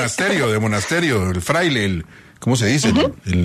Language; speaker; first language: Spanish; native; Spanish